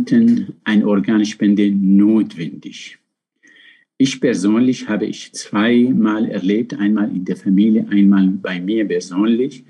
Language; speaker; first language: German; non-native, fluent; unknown